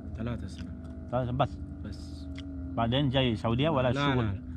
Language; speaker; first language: Arabic; non-native, learner; Indonesian